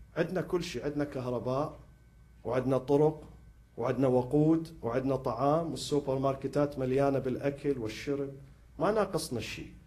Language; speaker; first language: Arabic; native; Arabic